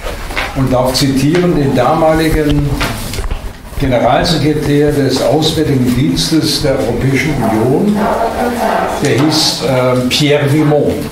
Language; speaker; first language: German; native; German